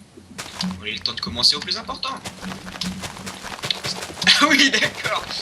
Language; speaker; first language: French; native; French